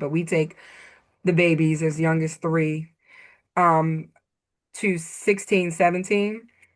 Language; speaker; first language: English; native; English